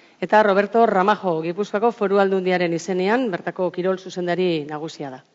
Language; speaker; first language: Basque; native; Basque